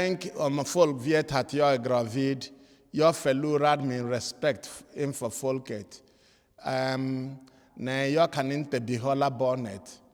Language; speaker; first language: Swedish; non-native, fluent; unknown